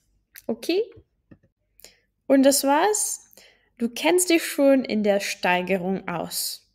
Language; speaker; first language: German; non-native, fluent; Czech